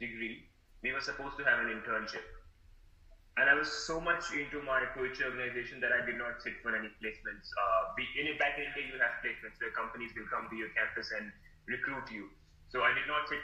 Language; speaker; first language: English; non-native, local second language; Hindi